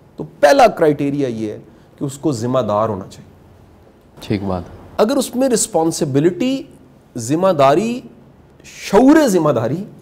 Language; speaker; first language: Urdu; non-native, local second language; Punjabi